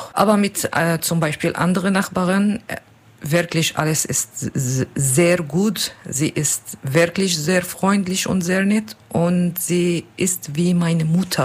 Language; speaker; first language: German; non-native, learner; Turkish